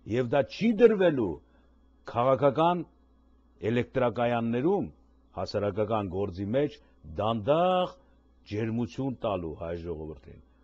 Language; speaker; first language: Armenian; native; Armenian